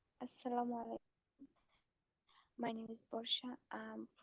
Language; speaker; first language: English; non-native, learner; Bangla